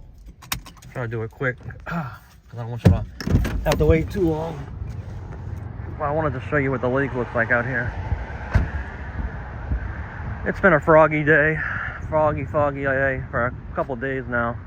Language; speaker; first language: English; native; English